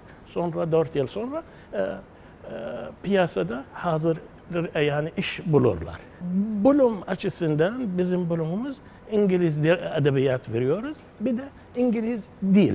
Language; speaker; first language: Turkish; non-native, learner; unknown